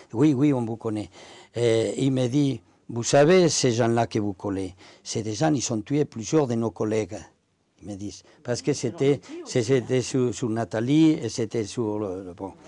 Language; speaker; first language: French; non-native, fluent; Spanish